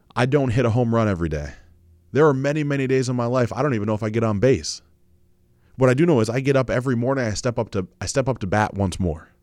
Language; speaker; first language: English; native; English